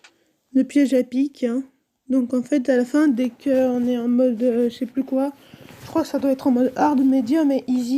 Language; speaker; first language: French; native; French